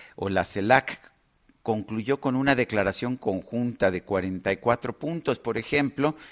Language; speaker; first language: Spanish; native; Spanish